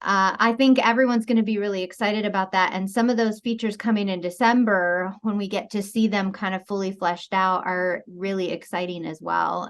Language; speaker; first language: English; native; English